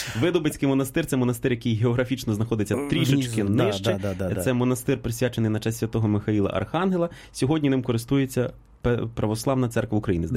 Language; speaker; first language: Ukrainian; native; Ukrainian